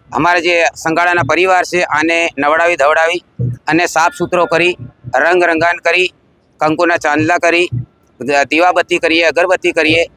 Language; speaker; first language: Gujarati; non-native, local second language; Bhili